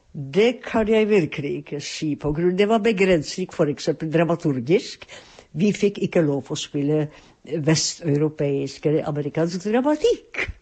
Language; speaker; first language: Norwegian; non-native, fluent; Czech